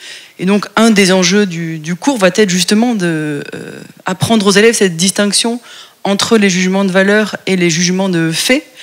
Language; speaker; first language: French; native; French